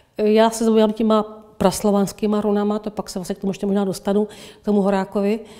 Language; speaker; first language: Czech; native; Czech